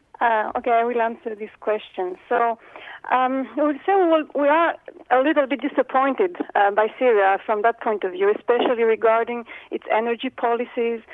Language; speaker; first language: English; non-native, fluent; Greek